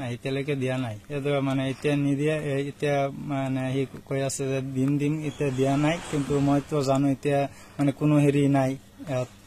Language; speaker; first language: Assamese; non-native, local second language; Bangla